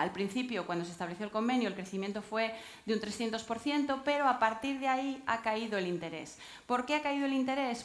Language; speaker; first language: Spanish; native; Spanish